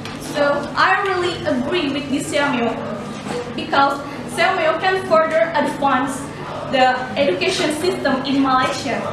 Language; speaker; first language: English; non-native, learner; Indonesian